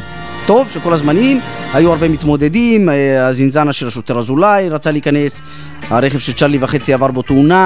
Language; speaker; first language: Hebrew; native; Hebrew